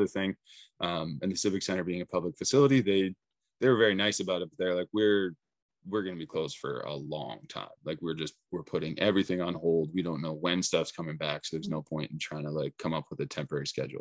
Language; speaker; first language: English; native; English